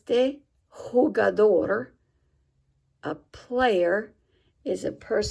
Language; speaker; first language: Spanish; non-native, fluent; English